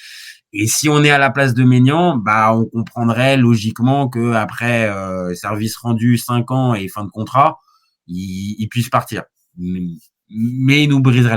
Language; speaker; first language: French; native; French